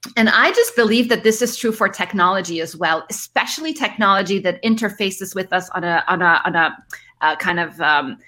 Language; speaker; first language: English; early bilingual, other home language; Arabic